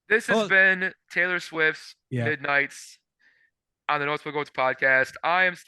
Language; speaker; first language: English; native; English